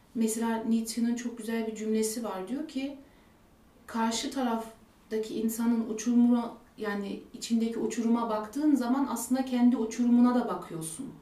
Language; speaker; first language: Turkish; early bilingual, heritage; Turkish